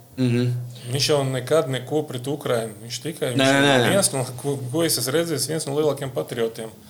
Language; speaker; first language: Latvian; non-native, local second language; Russian